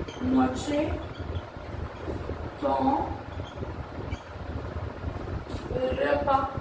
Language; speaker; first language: French; non-native, learner; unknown